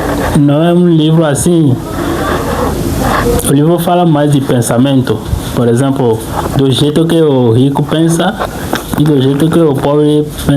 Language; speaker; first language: Portuguese; non-native, fluent; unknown